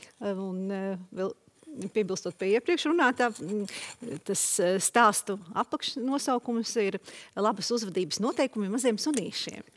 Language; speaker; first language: Latvian; native; Latvian